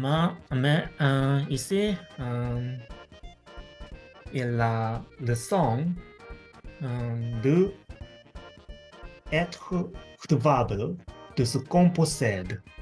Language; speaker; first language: French; non-native, fluent; Japanese